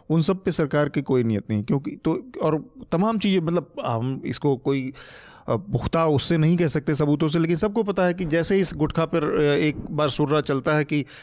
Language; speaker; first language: Hindi; native; Hindi